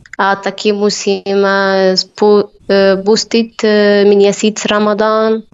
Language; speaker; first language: Czech; non-native, learner; Arabic